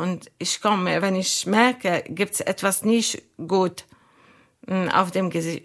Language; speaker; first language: German; non-native, fluent; Arabic